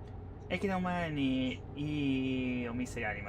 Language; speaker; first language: Japanese; non-native, learner; English